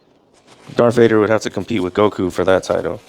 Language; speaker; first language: English; native; English